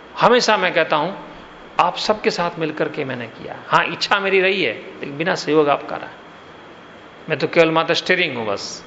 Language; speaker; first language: Hindi; non-native, local second language; Gujarati